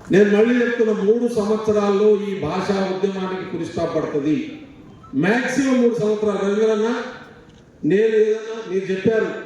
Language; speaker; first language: Telugu; non-native, local second language; Lambadi